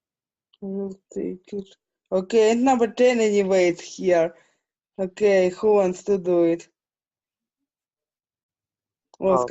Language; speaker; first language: English; non-native, fluent; Ukrainian